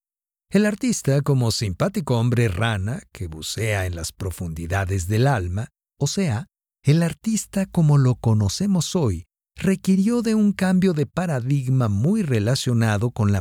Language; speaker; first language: Spanish; native; Spanish